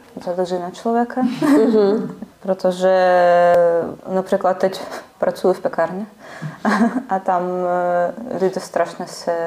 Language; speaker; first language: Czech; non-native, learner; Russian